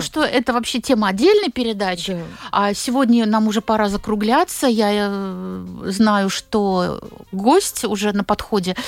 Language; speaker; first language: Russian; native; Russian